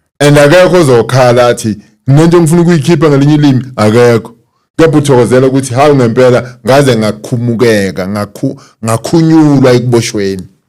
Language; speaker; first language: Zulu; native; Zulu